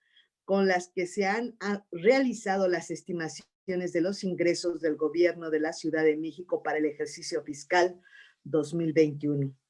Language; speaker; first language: Spanish; native; Spanish